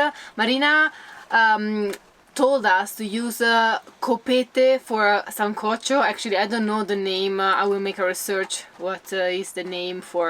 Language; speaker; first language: English; non-native, fluent; Italian